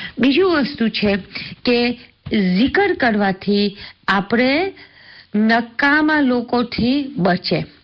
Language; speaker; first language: Gujarati; early bilingual, heritage; Gujarati